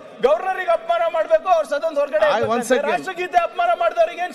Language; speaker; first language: Kannada; native; Kannada